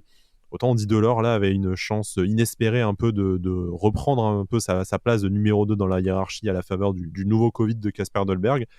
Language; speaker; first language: French; native; French